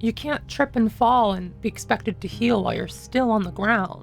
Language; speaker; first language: English; native; English